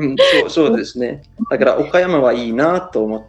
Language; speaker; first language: Japanese; non-native, fluent; English